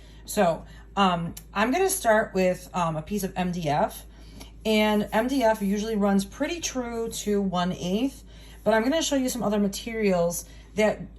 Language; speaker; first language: English; native; English